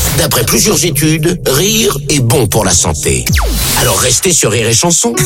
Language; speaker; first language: French; native; French